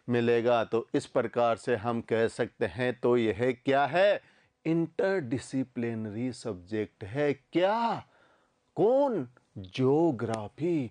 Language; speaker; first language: Hindi; native; Hindi